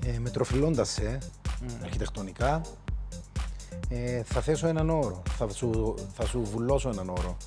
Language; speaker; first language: Greek; native; Greek